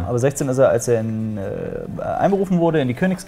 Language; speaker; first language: German; native; German